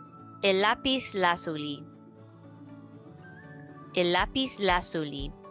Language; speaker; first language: Spanish; non-native, fluent; English